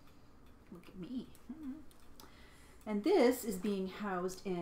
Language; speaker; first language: English; native; English